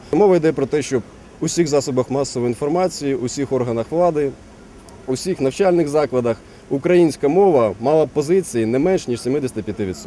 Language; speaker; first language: Ukrainian; native; Ukrainian